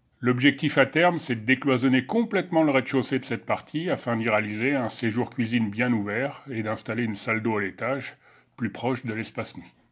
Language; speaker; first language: French; native; French